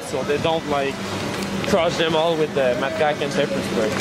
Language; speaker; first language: English; non-native, fluent; French